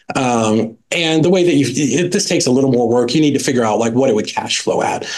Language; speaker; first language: English; native; English